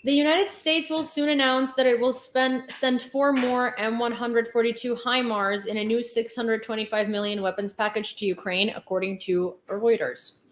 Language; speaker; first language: English; non-native, fluent; Ukrainian